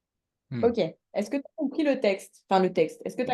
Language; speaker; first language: French; native; French